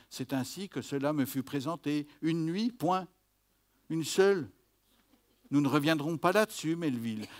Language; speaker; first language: French; native; French